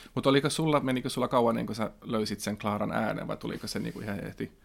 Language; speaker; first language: Finnish; non-native, local second language; Swedish